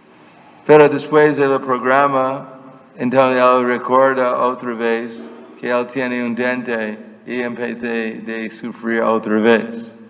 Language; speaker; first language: Spanish; non-native, fluent; English